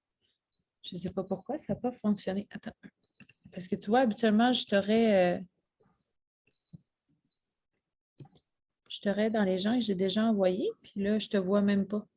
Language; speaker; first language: French; native; French